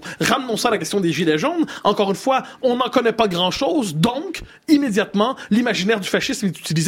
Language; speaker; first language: French; native; French